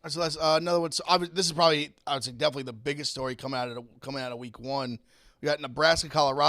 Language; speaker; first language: English; native; English